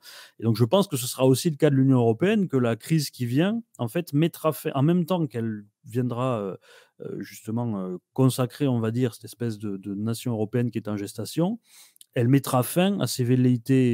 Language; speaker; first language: French; native; French